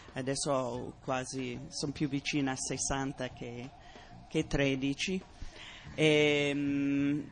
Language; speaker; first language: Italian; non-native, fluent; English